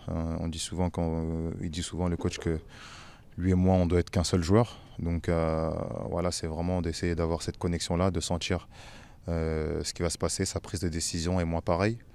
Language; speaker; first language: French; native; French